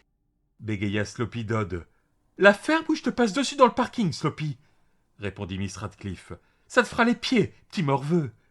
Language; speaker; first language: French; native; French